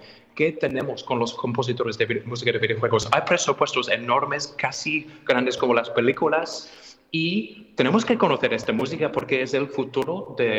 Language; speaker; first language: Spanish; non-native, fluent; English